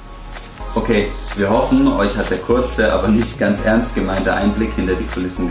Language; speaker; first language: German; native; German